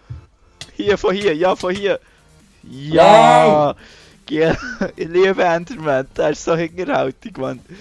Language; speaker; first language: German; native; German